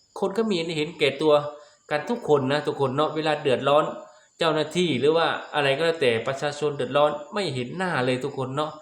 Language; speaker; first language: Thai; non-native, local second language; Lao